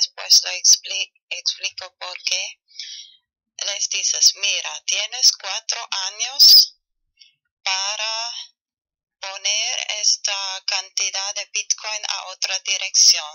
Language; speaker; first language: Spanish; non-native, fluent; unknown